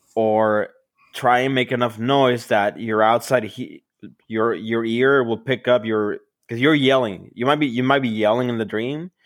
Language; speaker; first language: English; early bilingual, other home language; Spanish